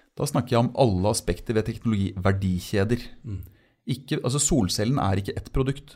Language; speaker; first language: Norwegian; native; Norwegian